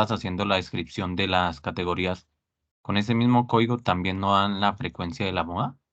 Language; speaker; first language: Spanish; native; Spanish